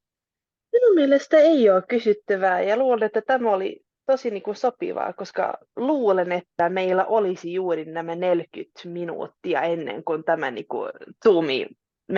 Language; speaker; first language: Finnish; non-native, local second language; Swedish